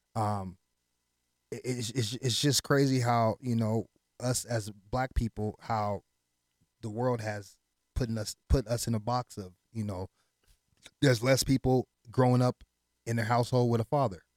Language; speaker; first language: English; early bilingual, other home language; Haitian Creole